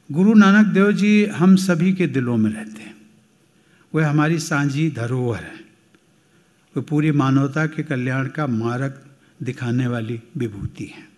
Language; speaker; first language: Hindi; native; Hindi